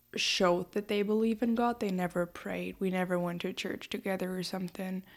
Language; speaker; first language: English; non-native, fluent; German